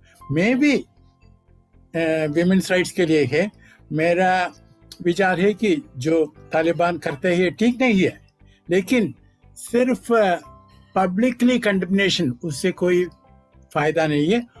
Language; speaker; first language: Hindi; non-native, fluent; Malayalam